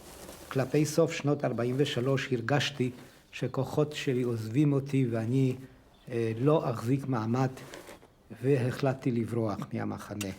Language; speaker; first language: Hebrew; non-native, fluent; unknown